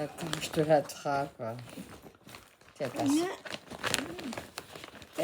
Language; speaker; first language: French; native; French